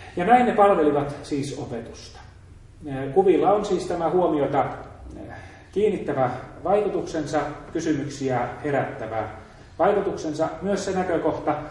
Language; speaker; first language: Finnish; native; Finnish